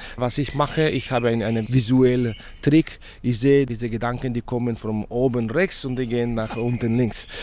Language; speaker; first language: German; non-native, fluent; Spanish